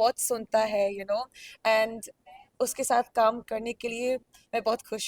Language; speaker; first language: Hindi; non-native, learner; Punjabi